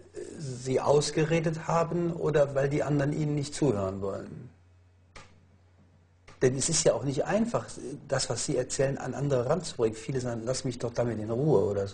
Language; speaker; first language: German; native; German